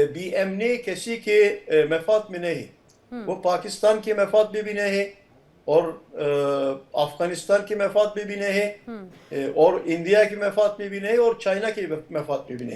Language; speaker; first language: Hindi; non-native, fluent; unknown